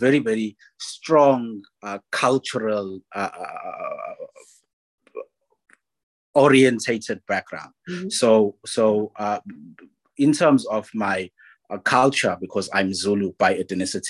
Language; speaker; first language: English; non-native, local second language; Zulu